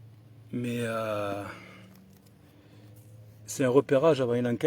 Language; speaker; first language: French; native; French